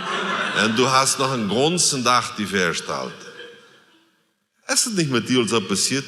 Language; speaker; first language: German; non-native, learner; Plautdietsch